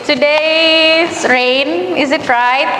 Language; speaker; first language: English; non-native, fluent; Indonesian